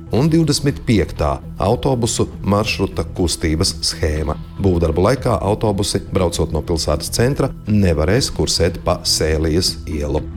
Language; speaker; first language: Latvian; native; Latvian